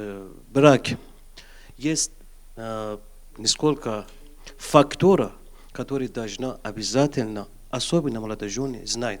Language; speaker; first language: Russian; non-native, learner; Persian